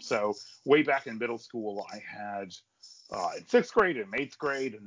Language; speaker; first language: English; native; English